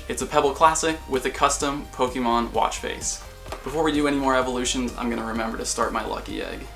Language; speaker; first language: English; native; English